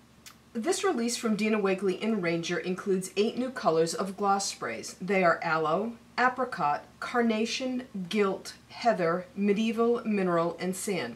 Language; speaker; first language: English; native; English